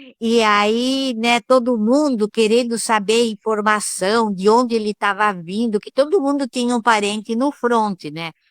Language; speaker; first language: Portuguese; early bilingual, other home language; Italian